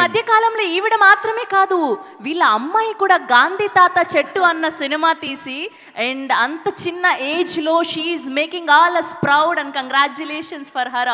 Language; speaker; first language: Telugu; native; Telugu